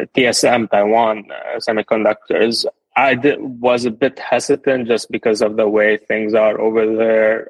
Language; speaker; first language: English; non-native, fluent; Arabic